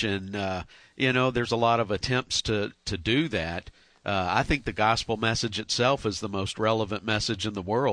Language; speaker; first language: English; native; English